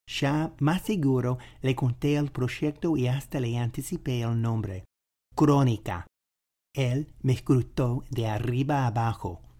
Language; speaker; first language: Spanish; non-native, fluent; English